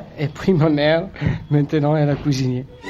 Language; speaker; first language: French; non-native, fluent; Italian